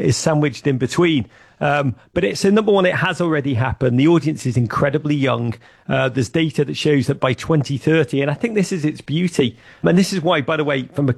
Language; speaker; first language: English; native; English